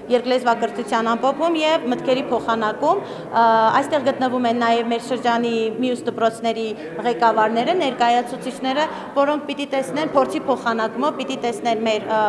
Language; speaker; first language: Armenian; native; Armenian